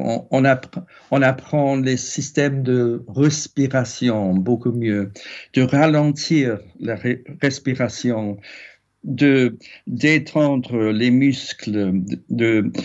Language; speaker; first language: French; non-native, fluent; English